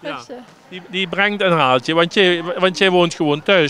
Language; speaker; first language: Dutch; native; Dutch